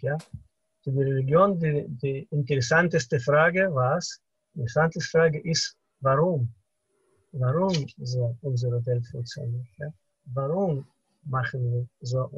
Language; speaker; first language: German; non-native, fluent; Russian